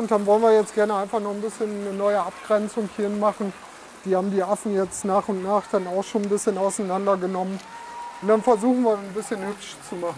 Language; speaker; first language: German; native; German